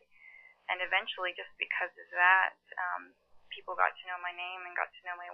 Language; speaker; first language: English; early bilingual, other home language; Chinese